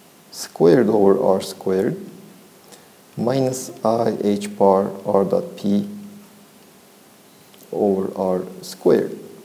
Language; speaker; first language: English; non-native, fluent; Turkish